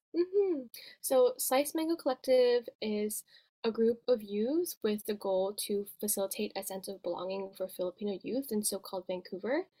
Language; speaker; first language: English; native; English